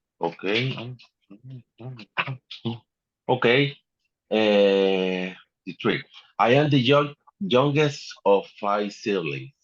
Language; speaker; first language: English; non-native, learner; Spanish